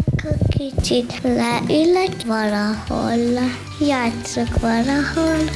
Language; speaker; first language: Hungarian; non-native, local second language; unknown